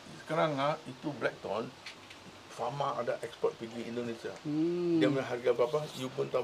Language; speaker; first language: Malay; non-native, local second language; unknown